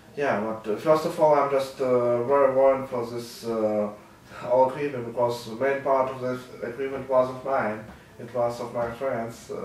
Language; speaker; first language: English; non-native, learner; Ukrainian